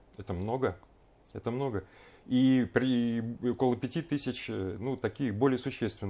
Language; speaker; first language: Russian; native; Russian